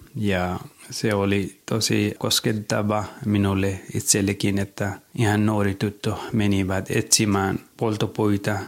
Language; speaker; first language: Finnish; non-native, learner; Nepali